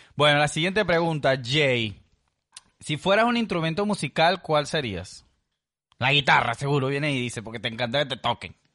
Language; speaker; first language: Spanish; native; Spanish